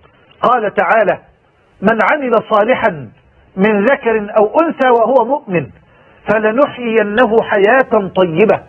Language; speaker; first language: Arabic; native; Arabic